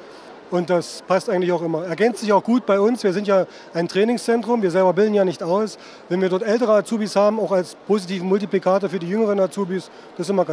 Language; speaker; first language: German; native; German